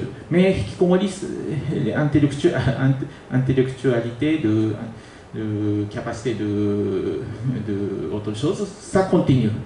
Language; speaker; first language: French; non-native, learner; Japanese